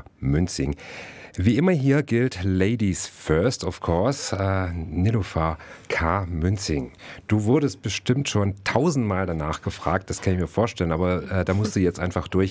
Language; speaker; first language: German; native; German